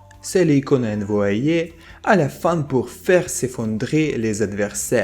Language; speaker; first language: French; non-native, fluent; Russian